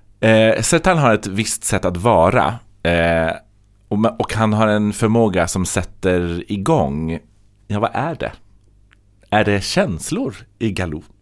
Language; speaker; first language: Swedish; native; Swedish